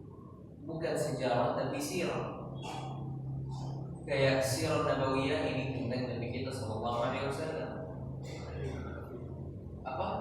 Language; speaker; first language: Indonesian; non-native, learner; Arabic